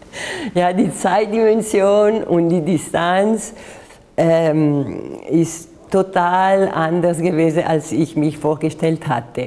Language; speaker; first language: German; non-native, fluent; Italian